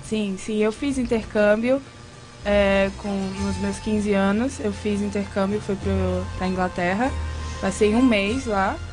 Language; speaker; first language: Portuguese; early bilingual, other home language; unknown